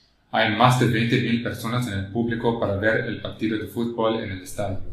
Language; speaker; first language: Spanish; non-native, learner; English